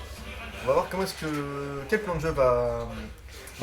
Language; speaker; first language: French; native; French